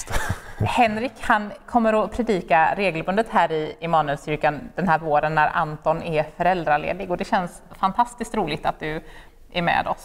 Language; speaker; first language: Swedish; native; Swedish